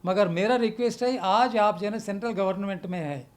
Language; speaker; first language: Hindi; non-native, local second language; Telugu